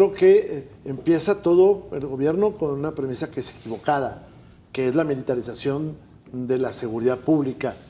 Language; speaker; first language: Spanish; native; Spanish